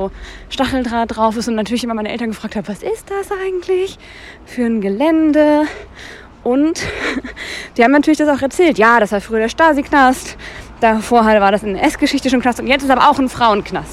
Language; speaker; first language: German; native; German